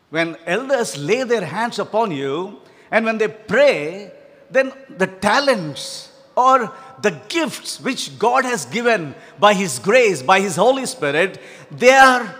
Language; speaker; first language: English; non-native, local second language; Telugu